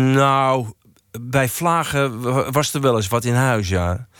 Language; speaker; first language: Dutch; native; Dutch